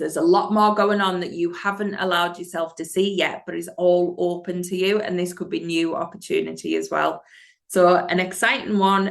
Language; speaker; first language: English; native; English